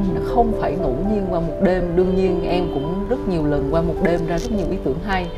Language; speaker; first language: Vietnamese; native; Vietnamese